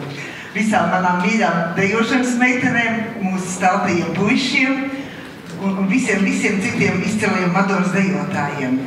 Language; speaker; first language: Latvian; native; Latvian